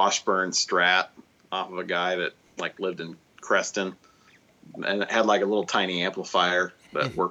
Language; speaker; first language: English; native; English